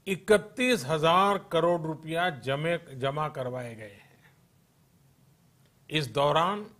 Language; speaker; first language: Hindi; non-native, local second language; Gujarati